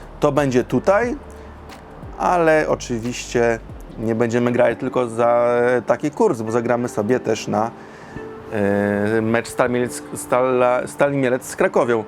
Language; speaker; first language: Polish; native; Polish